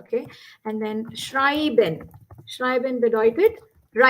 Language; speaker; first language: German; non-native, fluent; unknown